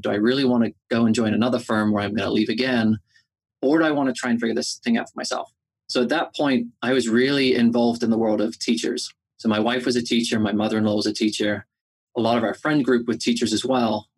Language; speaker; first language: English; native; English